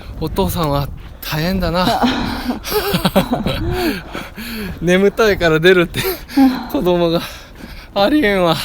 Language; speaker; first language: Japanese; non-native, fluent; Korean